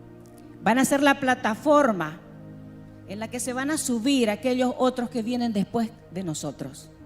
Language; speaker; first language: Spanish; native; Spanish